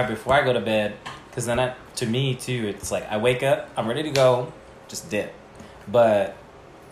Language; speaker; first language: English; native; English